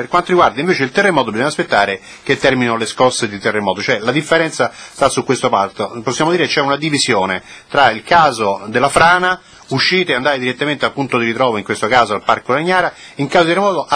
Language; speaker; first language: Italian; native; Italian